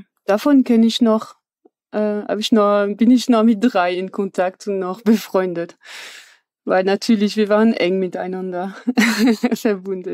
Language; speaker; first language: German; non-native, fluent; French